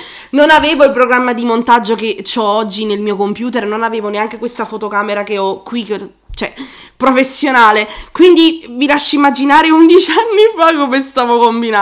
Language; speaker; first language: Italian; native; Italian